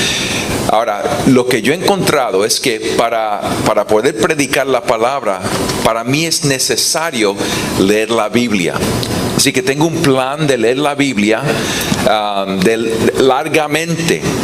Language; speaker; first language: Spanish; non-native, fluent; English